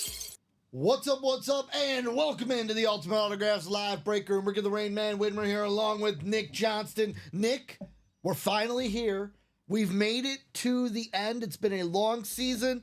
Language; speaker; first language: English; native; English